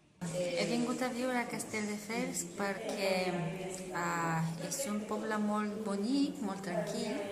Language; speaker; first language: Catalan; non-native, learner; Spanish